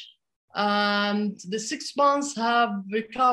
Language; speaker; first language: English; non-native, fluent; Arabic